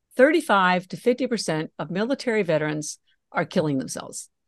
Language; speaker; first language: English; native; English